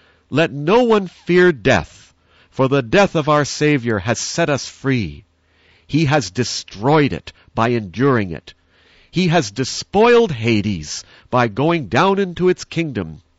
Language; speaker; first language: English; native; English